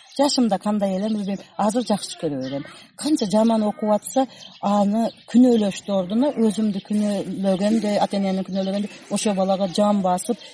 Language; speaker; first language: Kyrgyz; non-native, local second language; Uzbek